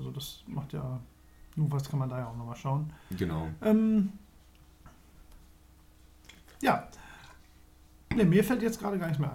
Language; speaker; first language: German; native; German